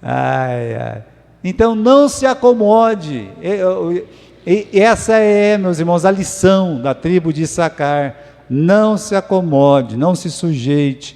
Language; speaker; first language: Portuguese; native; Portuguese